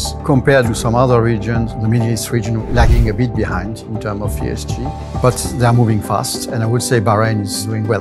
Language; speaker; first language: English; non-native, fluent; French